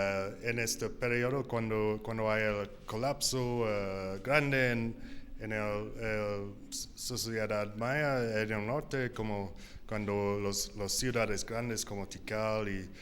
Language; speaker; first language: Spanish; non-native, learner; English